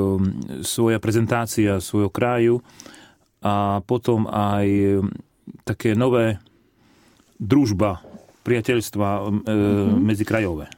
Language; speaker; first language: Polish; non-native, learner; Slovak